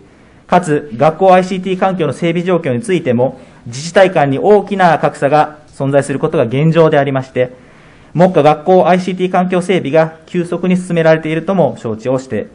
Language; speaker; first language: Japanese; native; Japanese